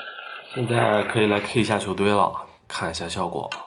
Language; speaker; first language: Chinese; native; Chinese